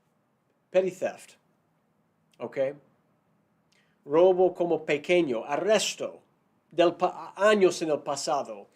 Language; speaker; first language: Spanish; non-native, fluent; English